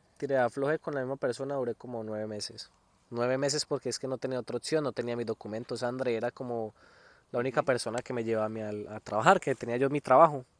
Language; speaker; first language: Spanish; native; Spanish